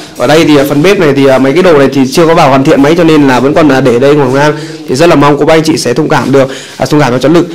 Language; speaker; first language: Vietnamese; native; Vietnamese